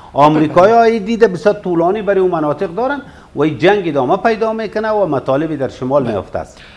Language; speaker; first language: Persian; native; Persian